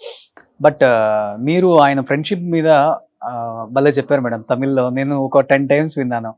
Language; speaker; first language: Telugu; native; Telugu